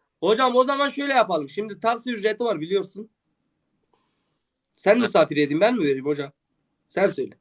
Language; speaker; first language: Turkish; native; Turkish